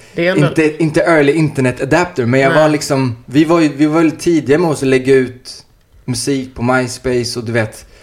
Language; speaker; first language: Swedish; native; Swedish